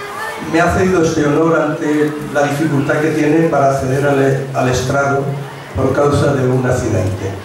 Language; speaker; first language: Spanish; native; Spanish